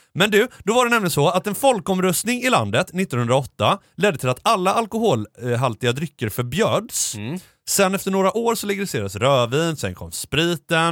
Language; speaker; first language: Swedish; native; Swedish